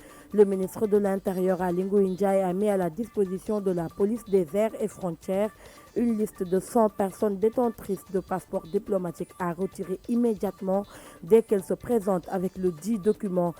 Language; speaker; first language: French; non-native, local second language; Wolof